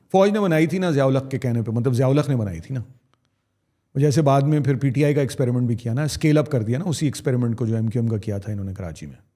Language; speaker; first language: Urdu; native; Urdu